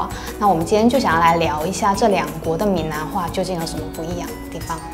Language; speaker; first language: Chinese; native; Chinese